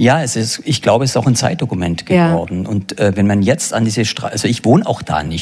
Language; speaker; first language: German; native; German